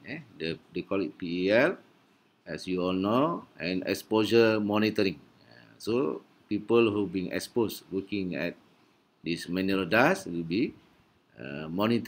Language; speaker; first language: English; non-native, local second language; Malay